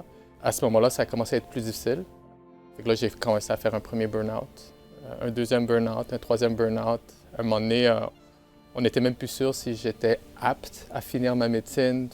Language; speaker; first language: French; native; French